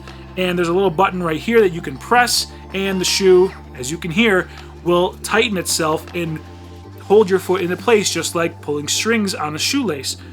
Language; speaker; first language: English; native; English